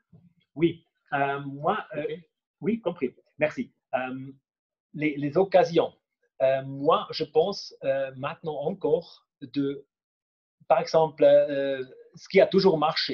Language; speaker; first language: French; non-native, fluent; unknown